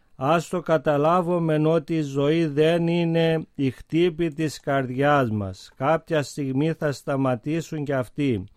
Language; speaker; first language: Greek; native; Greek